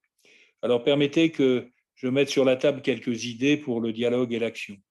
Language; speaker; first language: French; native; French